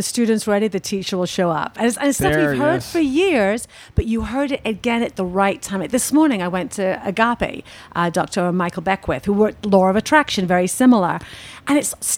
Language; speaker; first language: English; native; English